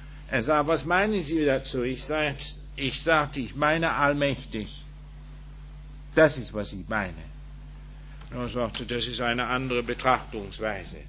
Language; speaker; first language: German; non-native, fluent; English